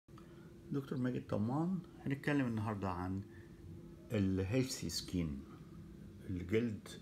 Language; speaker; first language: Arabic; native; Arabic